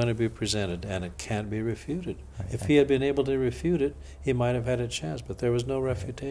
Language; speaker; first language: English; native; English